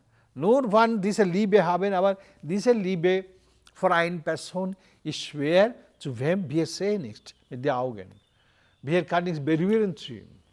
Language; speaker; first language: German; non-native, learner; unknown